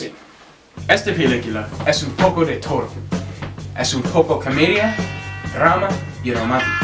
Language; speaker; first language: Spanish; non-native, learner; English